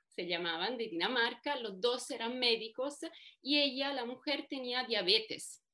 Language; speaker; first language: Spanish; non-native, fluent; Italian